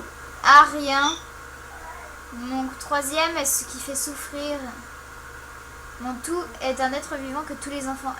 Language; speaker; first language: French; native; French